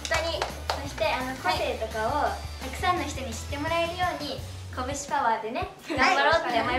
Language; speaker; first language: Japanese; native; Japanese